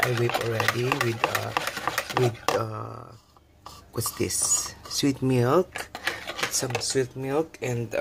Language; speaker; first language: English; non-native, local second language; Filipino